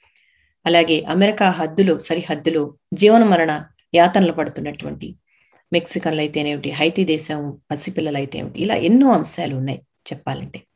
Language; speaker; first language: Telugu; native; Telugu